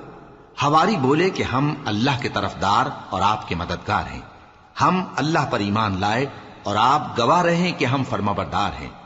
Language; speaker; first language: Urdu; native; Urdu